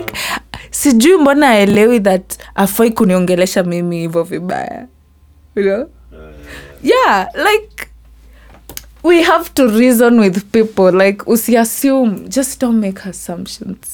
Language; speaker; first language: English; non-native, local second language; Meru